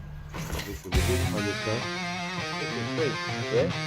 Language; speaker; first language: English; native; English